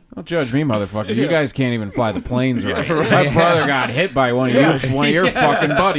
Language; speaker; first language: English; native; English